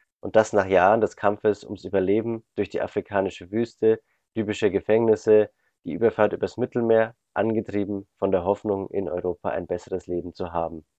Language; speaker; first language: German; native; German